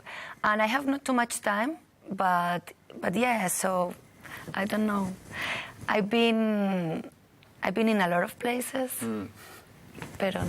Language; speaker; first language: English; non-native, learner; Catalan